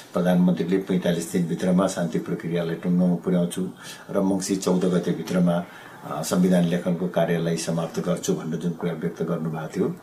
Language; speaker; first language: Nepali; native; Nepali